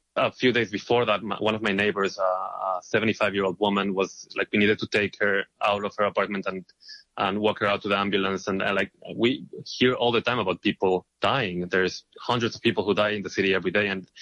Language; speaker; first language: English; non-native, fluent; Hebrew